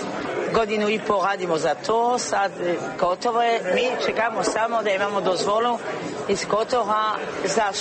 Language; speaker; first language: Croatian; non-native, learner; French